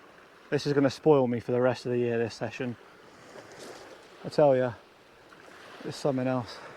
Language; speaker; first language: English; native; English